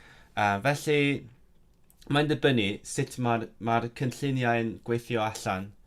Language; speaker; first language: Welsh; non-native, learner; Cantonese